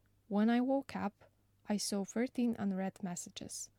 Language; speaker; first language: English; non-native, fluent; Polish